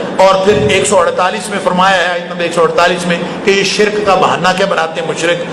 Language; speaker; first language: Urdu; non-native, local second language; Punjabi